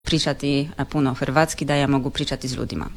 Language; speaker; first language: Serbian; non-native, learner; Polish